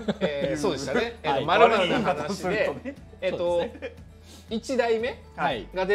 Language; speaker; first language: Japanese; native; Japanese